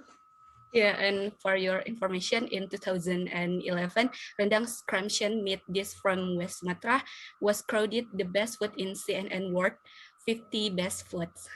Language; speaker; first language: English; non-native, learner; Indonesian